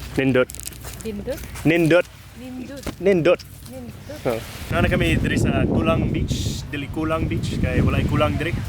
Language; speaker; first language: Cebuano; non-native, fluent; English